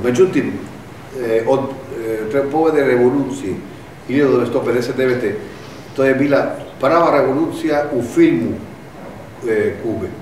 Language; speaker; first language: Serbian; non-native, fluent; Spanish